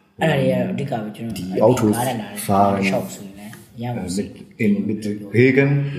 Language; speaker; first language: German; non-native, learner; Burmese